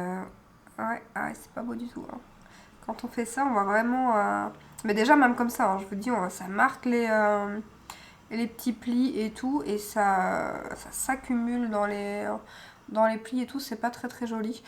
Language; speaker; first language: French; native; French